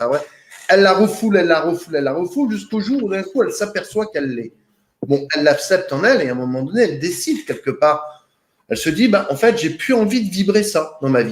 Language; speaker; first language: French; native; French